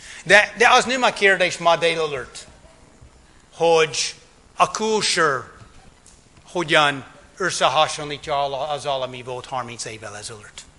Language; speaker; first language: Hungarian; non-native, fluent; English